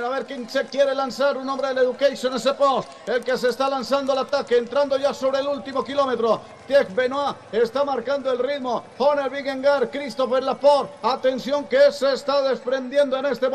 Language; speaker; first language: Spanish; native; Spanish